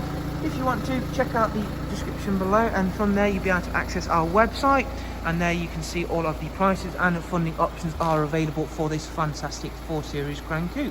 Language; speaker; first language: English; native; English